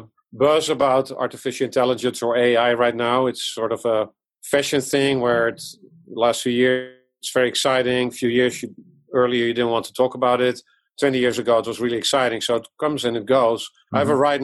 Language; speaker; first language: English; non-native, fluent; Dutch